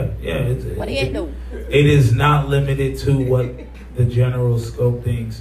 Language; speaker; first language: English; native; English